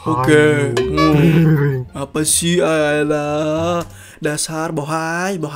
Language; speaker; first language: Indonesian; native; Indonesian